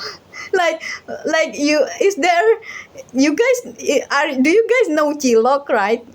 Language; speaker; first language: English; non-native, learner; Indonesian